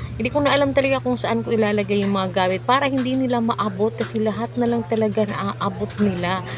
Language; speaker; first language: Filipino; native; Filipino